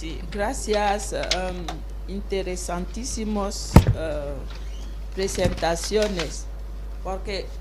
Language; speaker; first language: Spanish; non-native, fluent; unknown